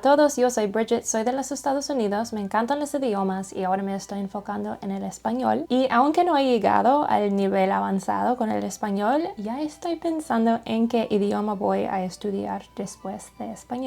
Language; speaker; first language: Spanish; non-native, learner; English